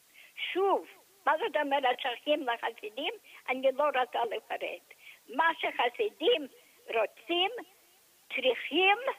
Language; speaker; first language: Hebrew; non-native, fluent; English